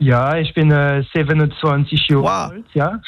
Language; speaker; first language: German; non-native, local second language; French